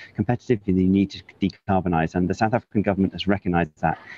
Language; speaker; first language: English; native; English